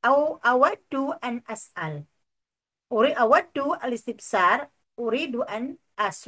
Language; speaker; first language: Arabic; non-native, fluent; Indonesian